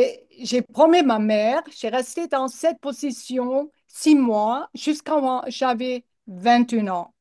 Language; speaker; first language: French; non-native, learner; English